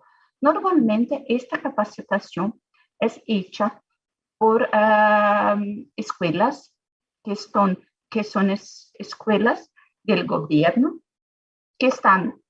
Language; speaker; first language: Spanish; non-native, fluent; Portuguese